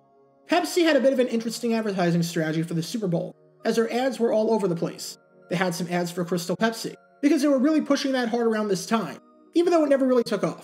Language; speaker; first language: English; native; English